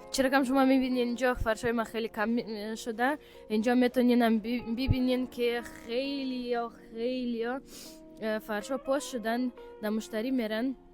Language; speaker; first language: Persian; early bilingual, heritage; Persian